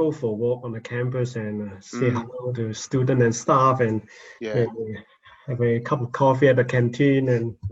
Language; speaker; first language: English; non-native, local second language; Cantonese